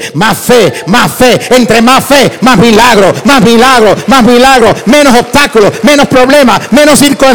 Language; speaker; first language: Spanish; early bilingual, heritage; Spanish